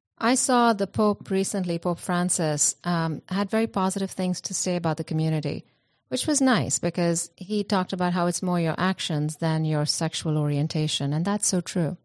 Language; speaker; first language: English; non-native, local second language; Punjabi